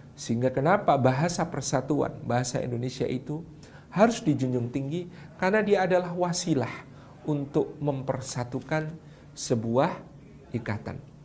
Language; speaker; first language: Indonesian; non-native, local second language; Javanese